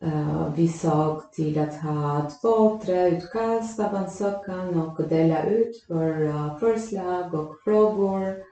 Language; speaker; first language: Swedish; non-native, fluent; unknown